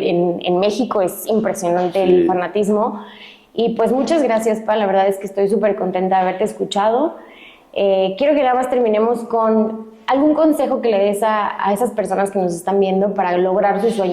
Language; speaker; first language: Spanish; native; Spanish